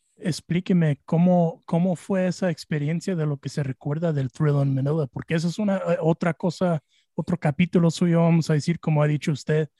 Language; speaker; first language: Spanish; early bilingual, heritage; Spanish